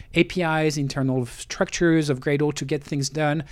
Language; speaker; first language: English; non-native, fluent; French